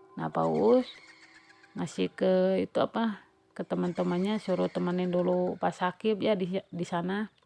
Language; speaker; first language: Indonesian; non-native, local second language; Sundanese